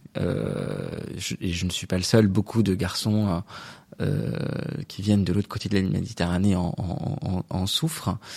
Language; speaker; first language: French; non-native, local second language; Arabic